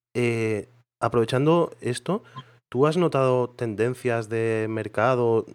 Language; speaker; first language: Spanish; non-native, local second language; Catalan